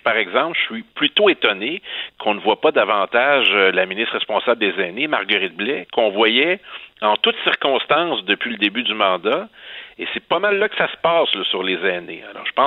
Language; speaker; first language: French; native; French